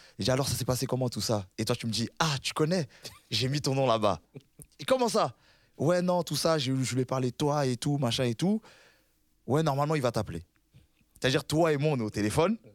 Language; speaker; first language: French; native; French